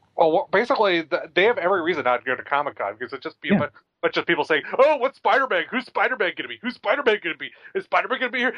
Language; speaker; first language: English; native; English